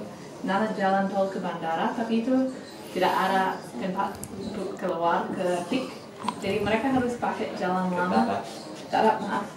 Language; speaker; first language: Indonesian; non-native, fluent; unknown